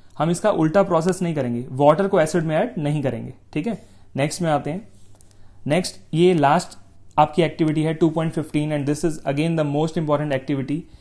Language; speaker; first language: Hindi; native; Hindi